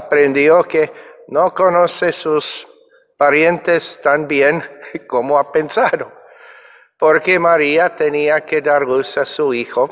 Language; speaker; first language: Spanish; non-native, fluent; English